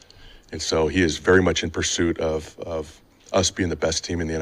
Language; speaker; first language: English; native; English